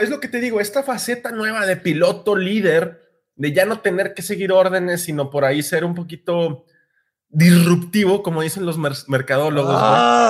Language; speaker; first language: Spanish; native; Spanish